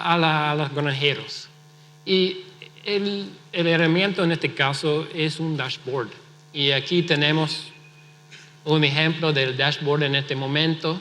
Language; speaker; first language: Spanish; non-native, fluent; English